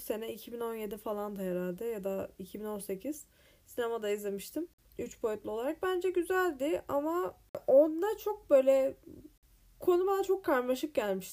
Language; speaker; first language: Turkish; native; Turkish